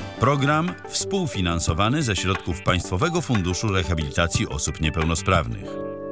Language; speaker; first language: Polish; native; Polish